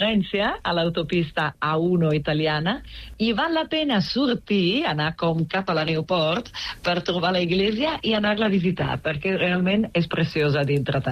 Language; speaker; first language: Catalan; non-native, fluent; Italian